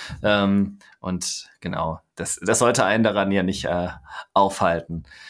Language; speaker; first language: German; native; German